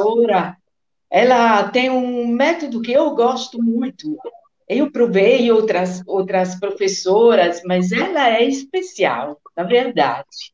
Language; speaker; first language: Portuguese; non-native, fluent; Italian